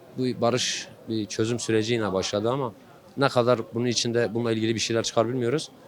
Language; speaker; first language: Turkish; non-native, local second language; Kurdish